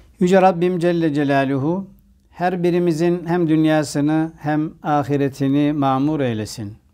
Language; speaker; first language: Turkish; native; Turkish